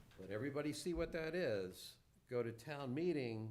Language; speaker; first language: English; native; English